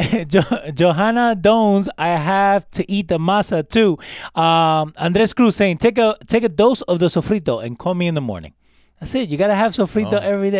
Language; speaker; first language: English; early bilingual, other home language; Spanish